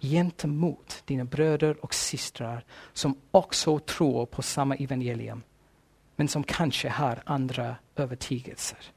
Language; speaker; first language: Swedish; non-native, fluent; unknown